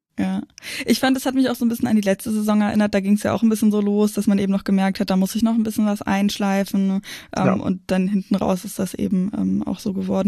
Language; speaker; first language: German; native; German